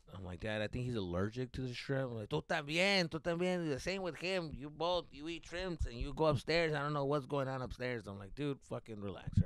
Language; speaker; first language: English; early bilingual, other home language; Spanish